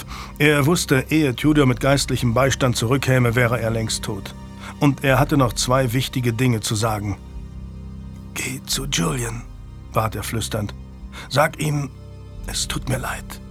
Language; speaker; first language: German; native; German